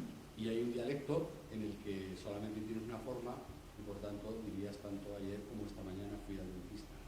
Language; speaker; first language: Spanish; native; Spanish